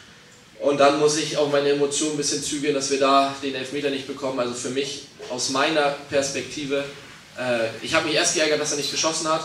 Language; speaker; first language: German; native; German